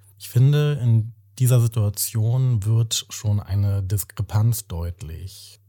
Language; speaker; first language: German; native; German